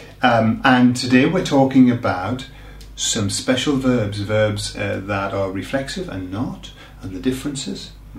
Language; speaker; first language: English; native; English